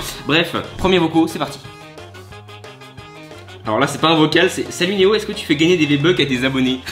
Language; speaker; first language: French; native; French